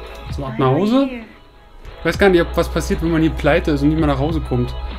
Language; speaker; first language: German; native; German